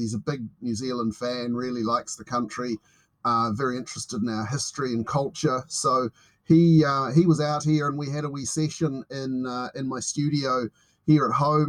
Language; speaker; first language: English; native; English